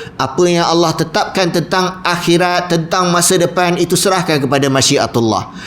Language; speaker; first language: Malay; native; Malay